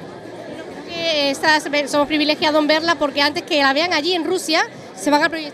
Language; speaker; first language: Spanish; native; Spanish